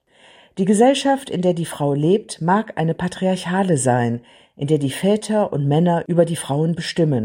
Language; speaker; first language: German; native; German